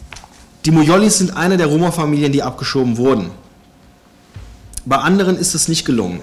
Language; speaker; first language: German; native; German